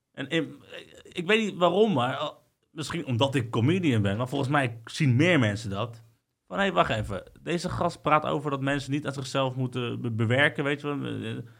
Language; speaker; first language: Dutch; early bilingual, other home language; Spanish